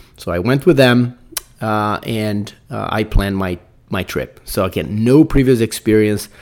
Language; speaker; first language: English; non-native, fluent; Portuguese